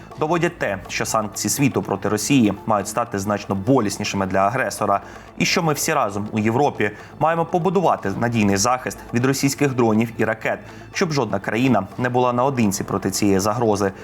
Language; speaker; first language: Ukrainian; native; Ukrainian